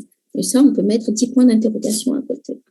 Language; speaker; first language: French; native; French